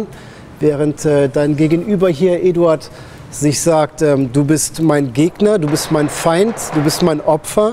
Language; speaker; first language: German; native; German